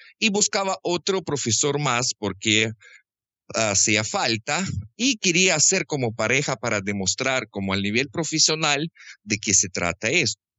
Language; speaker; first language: Spanish; non-native, fluent; Russian